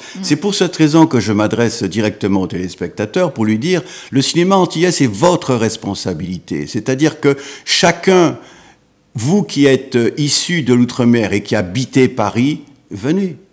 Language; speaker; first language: French; native; French